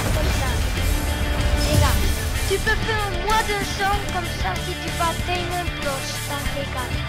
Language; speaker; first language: French; non-native, learner; English